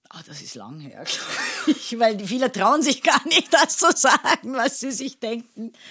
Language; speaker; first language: German; non-native, fluent; Turkish